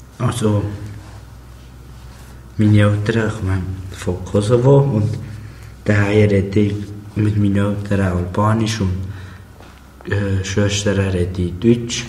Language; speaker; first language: German; early bilingual, other home language; Albanian